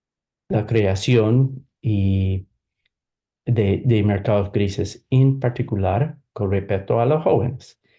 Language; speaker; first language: Spanish; non-native, fluent; English